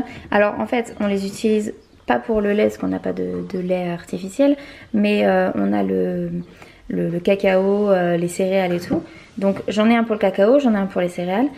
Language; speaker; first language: French; native; French